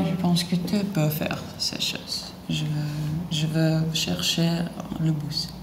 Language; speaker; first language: French; non-native, learner; Lithuanian